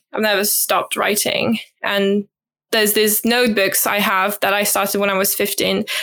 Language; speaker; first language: English; non-native, fluent; French